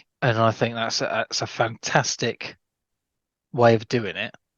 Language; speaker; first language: English; native; English